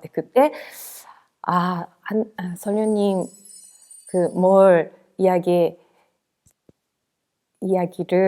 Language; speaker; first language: Korean; non-native, fluent; Japanese